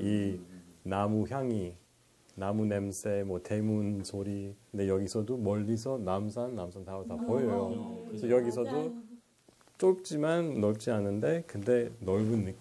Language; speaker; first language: Korean; non-native, fluent; English